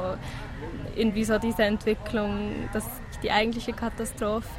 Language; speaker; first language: German; native; German